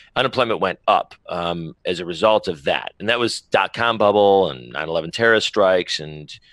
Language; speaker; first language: English; native; English